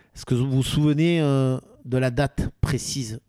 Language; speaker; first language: French; native; French